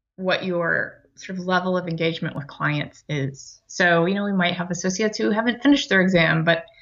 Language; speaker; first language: English; native; English